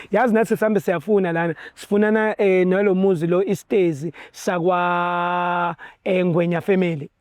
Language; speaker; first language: Zulu; native; Zulu